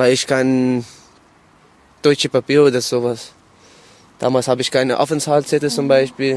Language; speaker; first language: German; non-native, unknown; Arabic